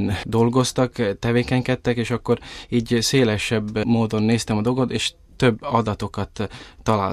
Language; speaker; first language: Hungarian; early bilingual, heritage; Italian